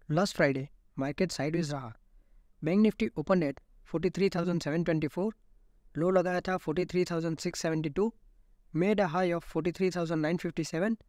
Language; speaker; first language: Hindi; native; Hindi